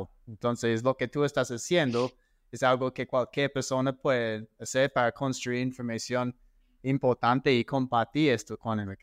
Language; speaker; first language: Spanish; non-native, fluent; English